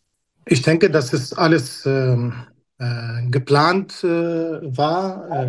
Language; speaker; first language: German; non-native, fluent; Kurdish